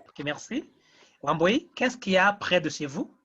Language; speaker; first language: French; non-native, fluent; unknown